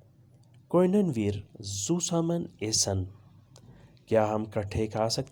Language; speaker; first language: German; non-native, fluent; Urdu